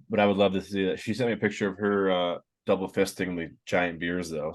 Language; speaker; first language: English; native; English